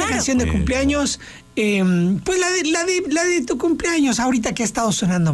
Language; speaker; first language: Spanish; native; Spanish